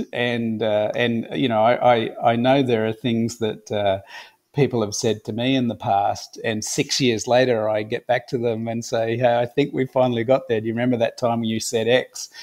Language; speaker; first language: English; native; English